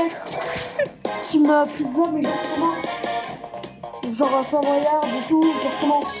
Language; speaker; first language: French; native; French